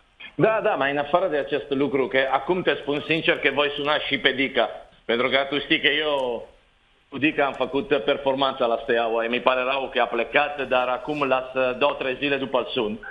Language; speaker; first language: Romanian; non-native, learner; Italian